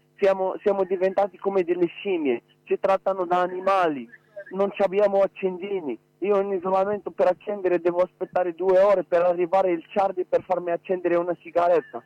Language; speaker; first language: Italian; non-native, fluent; Arabic